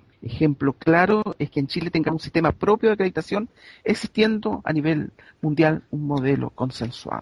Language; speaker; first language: Spanish; native; Spanish